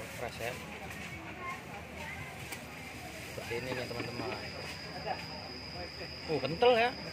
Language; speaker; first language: Indonesian; native; Indonesian